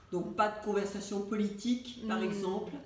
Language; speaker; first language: French; native; French